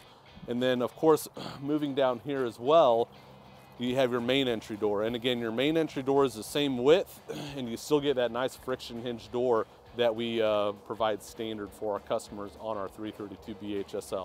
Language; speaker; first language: English; native; English